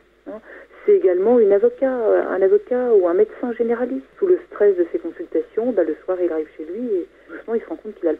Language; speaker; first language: French; native; French